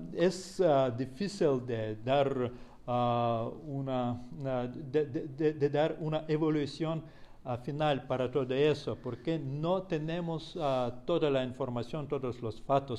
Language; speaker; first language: Spanish; non-native, fluent; Russian